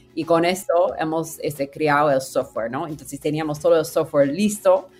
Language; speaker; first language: Spanish; non-native, fluent; English